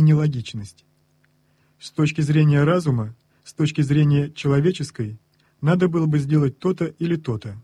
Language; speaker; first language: Russian; native; Russian